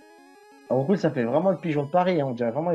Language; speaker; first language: French; native; French